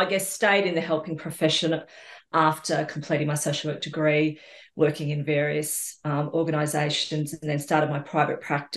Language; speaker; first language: English; native; English